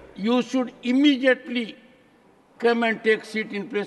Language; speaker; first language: English; non-native, local second language; Hindi